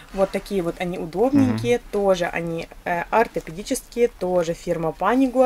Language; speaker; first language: Russian; native; Russian